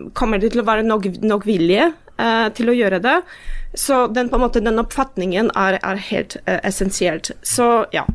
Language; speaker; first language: Norwegian; non-native, fluent; Polish